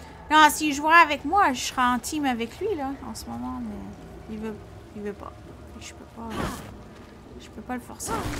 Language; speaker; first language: French; native; French